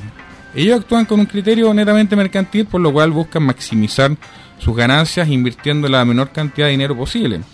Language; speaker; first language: Spanish; native; Spanish